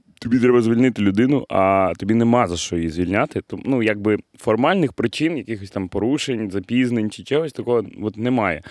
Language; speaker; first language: Ukrainian; non-native, local second language; Russian